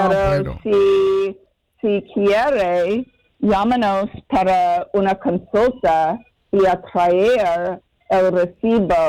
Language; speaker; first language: Spanish; non-native, fluent; English